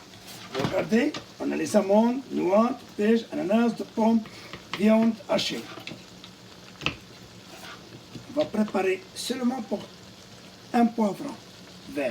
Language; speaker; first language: French; non-native, local second language; Arabic